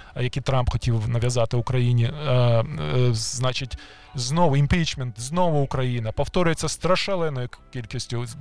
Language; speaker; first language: Ukrainian; native; Ukrainian